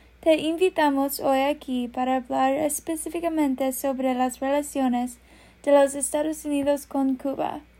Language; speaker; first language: Spanish; non-native, learner; English